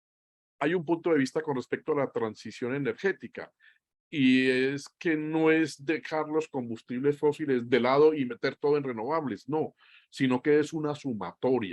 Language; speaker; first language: Spanish; native; Spanish